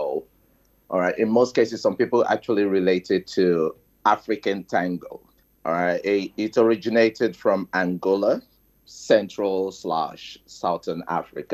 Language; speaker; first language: English; non-native, local second language; Igbo